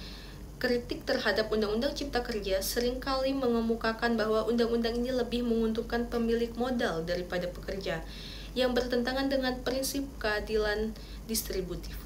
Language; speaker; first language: Indonesian; native; Indonesian